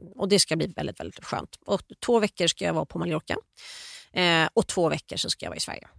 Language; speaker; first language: Swedish; native; Swedish